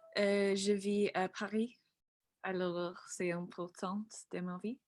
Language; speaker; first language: French; non-native, learner; English